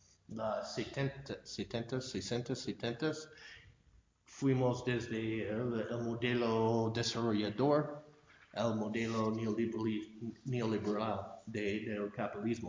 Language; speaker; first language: Spanish; non-native, fluent; English